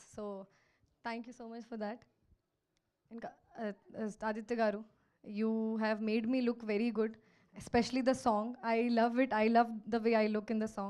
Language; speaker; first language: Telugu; non-native, local second language; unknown